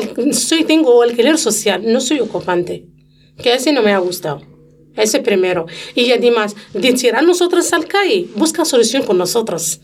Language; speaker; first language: Spanish; non-native, learner; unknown